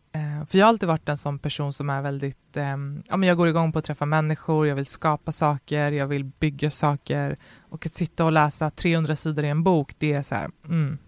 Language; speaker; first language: Swedish; native; Swedish